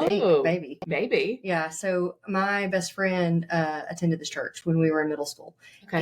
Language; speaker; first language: English; native; English